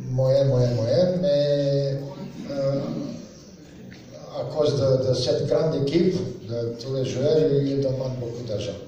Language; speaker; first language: French; non-native, learner; Serbian